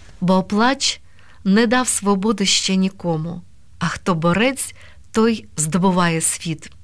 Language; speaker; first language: Ukrainian; native; Ukrainian